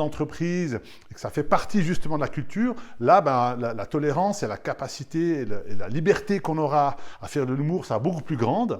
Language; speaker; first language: French; native; French